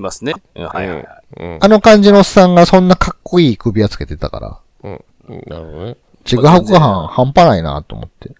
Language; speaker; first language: Japanese; native; Japanese